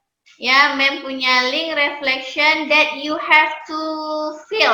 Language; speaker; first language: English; non-native, fluent; Indonesian